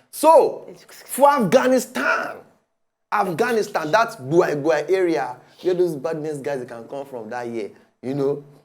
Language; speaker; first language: Nigerian Pidgin; non-native, local second language; Yoruba